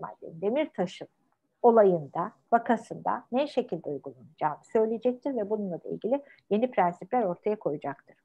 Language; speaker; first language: Turkish; native; Turkish